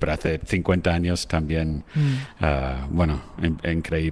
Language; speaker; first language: Spanish; non-native, fluent; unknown